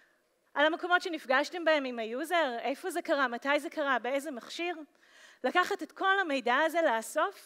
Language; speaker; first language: Hebrew; native; Hebrew